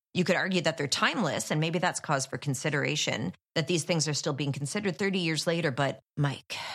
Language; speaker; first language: English; native; English